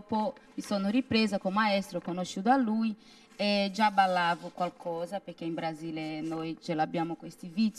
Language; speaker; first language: Italian; non-native, fluent; Portuguese